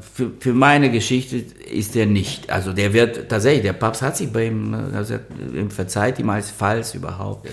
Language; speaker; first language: German; non-native, fluent; Bulgarian